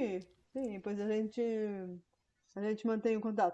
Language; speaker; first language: Portuguese; non-native, fluent; Bulgarian